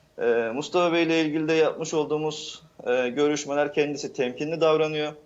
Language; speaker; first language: Turkish; native; Turkish